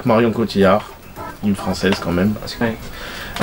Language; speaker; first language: French; native; French